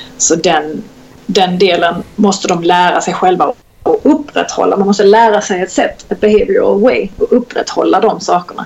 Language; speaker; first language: Swedish; native; Swedish